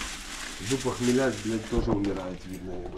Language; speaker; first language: Russian; native; Russian